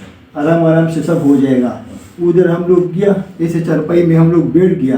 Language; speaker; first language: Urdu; non-native, local second language; Pashto